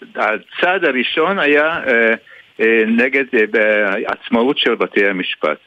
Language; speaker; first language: Hebrew; early bilingual, other home language; Hungarian